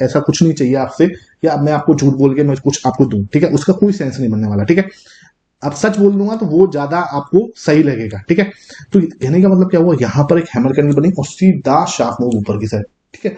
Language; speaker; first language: Hindi; native; Hindi